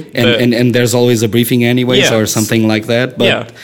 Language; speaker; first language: English; non-native, fluent; Portuguese